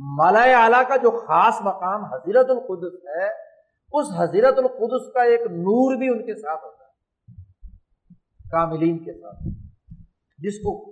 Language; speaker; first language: Urdu; non-native, local second language; Punjabi